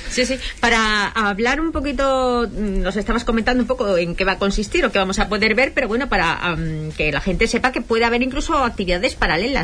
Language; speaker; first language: Spanish; native; Spanish